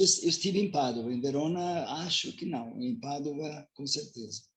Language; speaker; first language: Portuguese; non-native, fluent; Italian